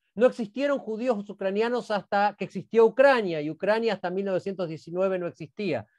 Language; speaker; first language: Spanish; native; Spanish